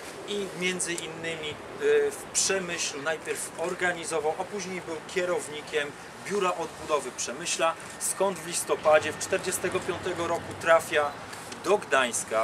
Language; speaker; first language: Polish; native; Polish